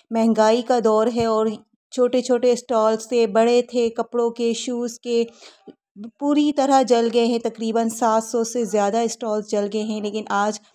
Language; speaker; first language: Urdu; native; Urdu